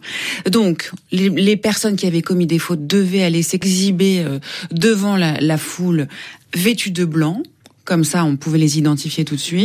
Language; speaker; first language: French; native; French